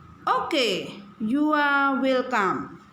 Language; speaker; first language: English; non-native, learner; Indonesian